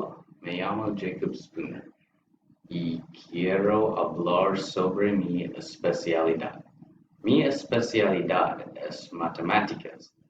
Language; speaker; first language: Spanish; non-native, learner; English